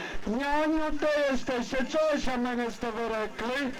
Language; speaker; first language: Polish; non-native, local second language; Rusyn